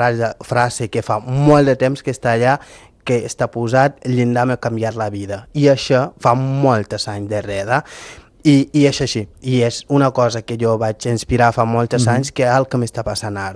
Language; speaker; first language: Catalan; non-native, fluent; Fula